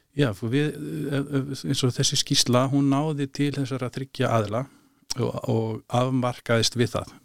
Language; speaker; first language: Icelandic; native; Icelandic